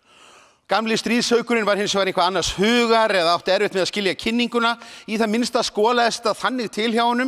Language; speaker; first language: Icelandic; native; Icelandic